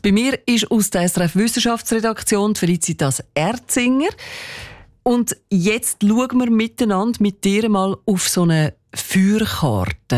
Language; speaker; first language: German; native; German